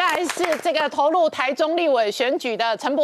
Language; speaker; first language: Chinese; native; Chinese